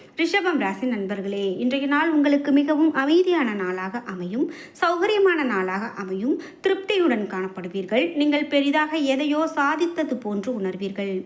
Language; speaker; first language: Tamil; native; Tamil